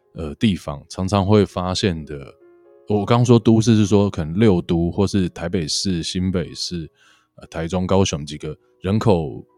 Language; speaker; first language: Chinese; native; Chinese